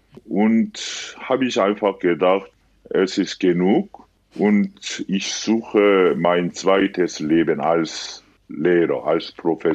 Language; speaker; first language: German; non-native, fluent; Korean